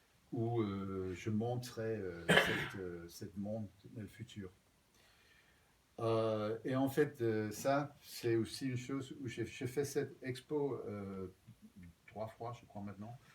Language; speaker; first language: French; non-native, fluent; Danish